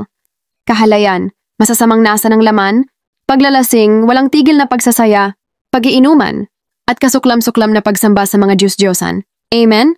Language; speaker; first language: Filipino; native; Filipino